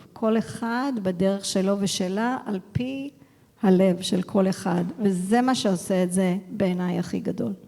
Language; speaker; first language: Hebrew; early bilingual, heritage; English